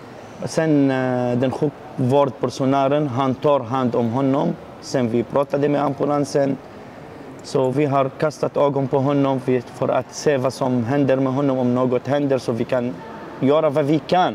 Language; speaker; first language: Swedish; non-native, learner; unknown